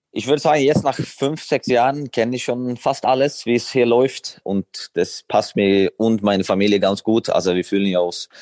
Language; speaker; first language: German; non-native, fluent; Swedish